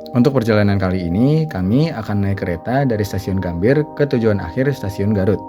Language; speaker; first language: Indonesian; native; Indonesian